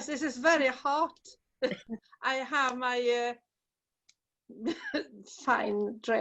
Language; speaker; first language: English; non-native, learner; Swedish